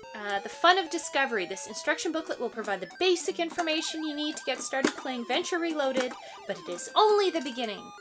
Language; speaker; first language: English; native; English